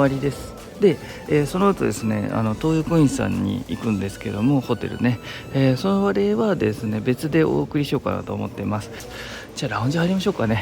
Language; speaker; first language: Japanese; native; Japanese